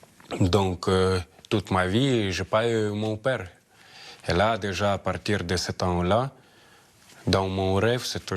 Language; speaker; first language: French; non-native, learner; Russian